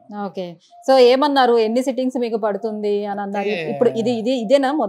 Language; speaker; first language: Telugu; native; Telugu